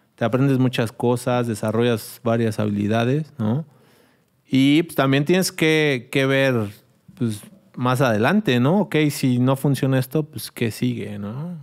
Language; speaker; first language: Spanish; native; Spanish